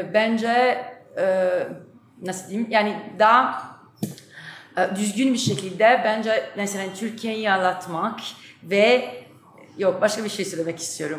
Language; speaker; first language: Turkish; non-native, fluent; Italian